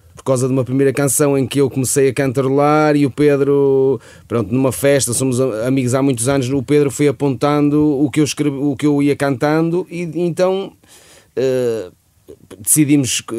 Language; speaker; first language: Portuguese; native; Portuguese